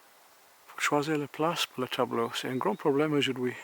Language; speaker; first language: French; non-native, learner; English